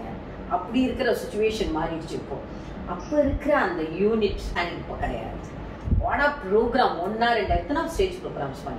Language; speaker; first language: Tamil; native; Tamil